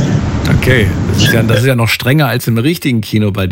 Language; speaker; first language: German; native; German